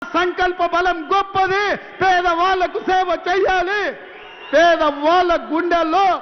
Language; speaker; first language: Telugu; native; Telugu